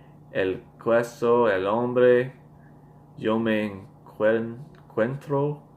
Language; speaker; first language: Spanish; non-native, learner; English